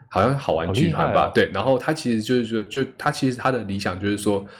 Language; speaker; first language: Chinese; non-native, local second language; Hakka Chinese